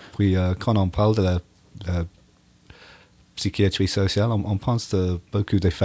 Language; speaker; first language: French; non-native, learner; English